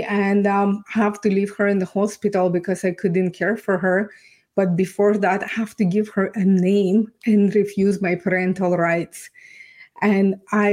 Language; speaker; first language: English; non-native, fluent; Ukrainian